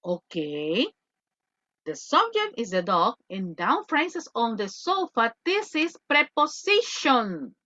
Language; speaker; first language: English; non-native, fluent; Spanish